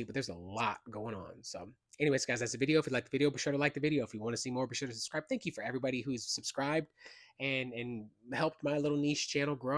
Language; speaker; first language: English; native; English